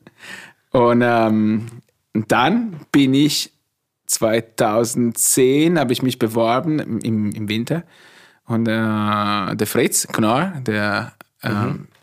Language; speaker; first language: German; non-native, fluent; Italian